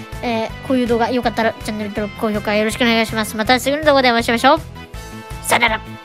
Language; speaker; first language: Japanese; native; Japanese